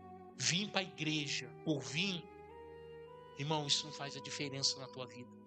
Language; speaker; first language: Portuguese; native; Portuguese